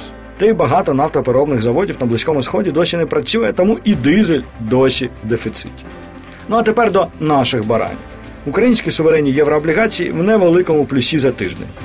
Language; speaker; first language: Ukrainian; native; Ukrainian